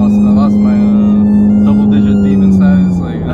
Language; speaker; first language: English; native; English